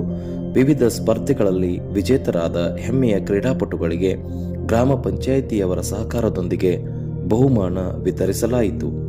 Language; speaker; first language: Kannada; native; Kannada